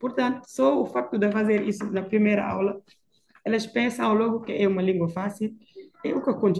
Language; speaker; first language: Portuguese; non-native, fluent; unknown